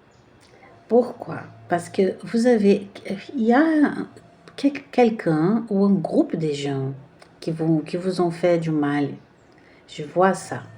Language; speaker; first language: French; non-native, fluent; Portuguese